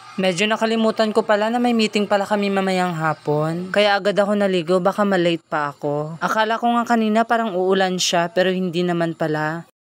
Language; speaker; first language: Filipino; non-native, local second language; Hiligaynon